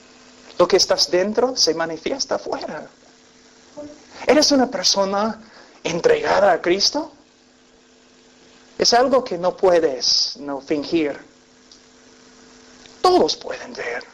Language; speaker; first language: Spanish; non-native, fluent; English